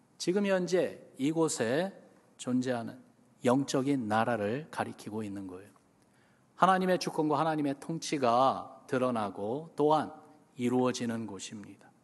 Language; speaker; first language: Korean; early bilingual, other home language; English